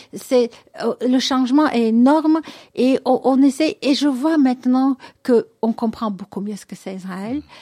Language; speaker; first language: French; non-native, fluent; Russian